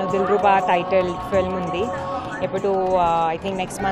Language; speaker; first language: Telugu; non-native, learner; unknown